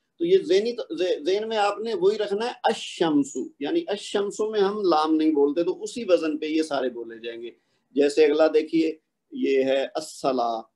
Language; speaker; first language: Urdu; native; Urdu